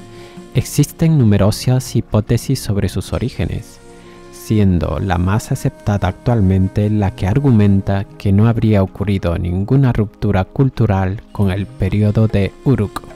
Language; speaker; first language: Spanish; native; Spanish